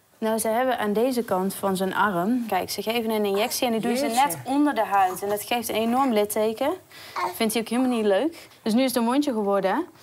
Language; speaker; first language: Dutch; native; Dutch